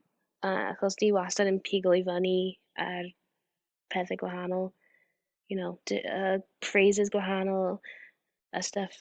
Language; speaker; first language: Welsh; non-native, fluent; English